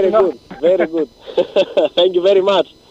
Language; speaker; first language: English; non-native, learner; Greek